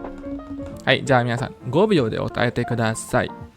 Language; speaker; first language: Japanese; non-native, fluent; Indonesian